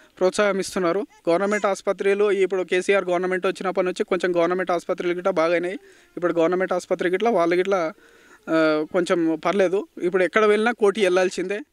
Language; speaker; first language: Telugu; native; Telugu